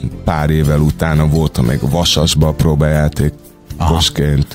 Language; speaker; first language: Hungarian; non-native, fluent; English